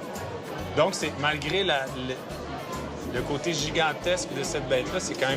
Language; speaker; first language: French; native; French